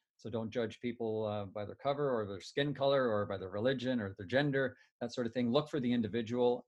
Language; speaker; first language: English; native; English